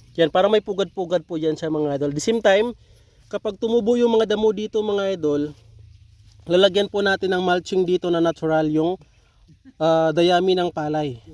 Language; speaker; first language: Filipino; non-native, local second language; Hiligaynon